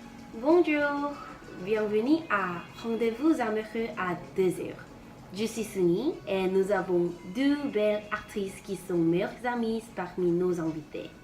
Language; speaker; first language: French; non-native, learner; Korean